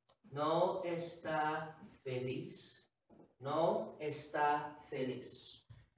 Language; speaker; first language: Spanish; non-native, fluent; English